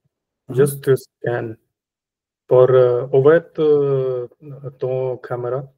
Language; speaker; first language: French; non-native, learner; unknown